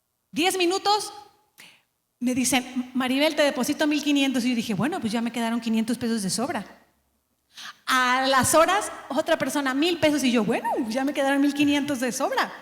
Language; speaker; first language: Spanish; native; Spanish